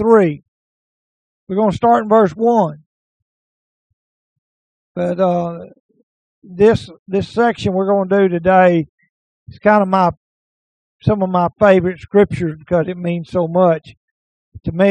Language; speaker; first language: English; native; English